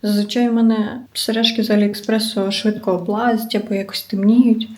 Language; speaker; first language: Ukrainian; native; Ukrainian